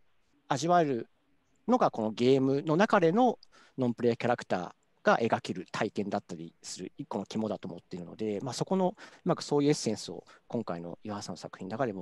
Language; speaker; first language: Japanese; native; Japanese